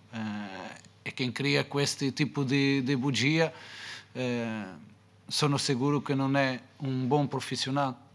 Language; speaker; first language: Italian; non-native, fluent; Portuguese